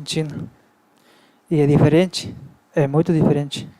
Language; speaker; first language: Portuguese; non-native, learner; Spanish